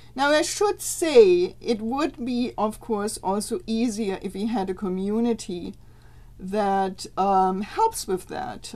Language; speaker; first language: English; non-native, fluent; German